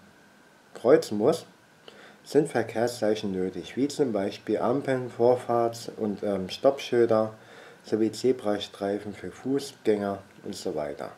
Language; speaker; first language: German; native; German